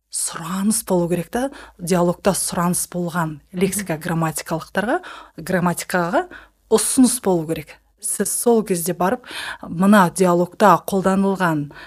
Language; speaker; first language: Kazakh; native; Kazakh